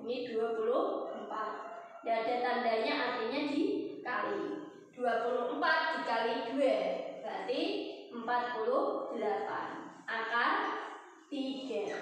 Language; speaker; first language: Indonesian; native; Indonesian